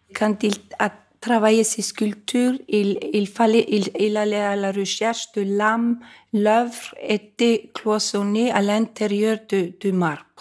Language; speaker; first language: French; non-native, fluent; Icelandic